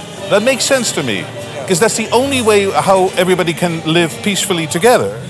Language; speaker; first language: English; non-native, fluent; Dutch